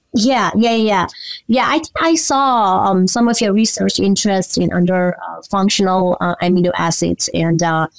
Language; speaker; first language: English; non-native, local second language; Nepali